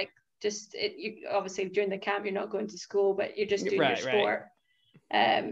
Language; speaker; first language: English; native; English